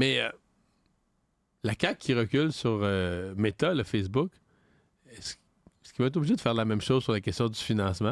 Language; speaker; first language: French; native; French